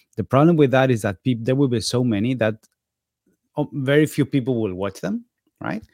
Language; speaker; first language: English; non-native, fluent; Spanish